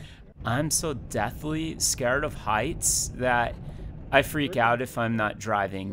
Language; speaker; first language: English; native; English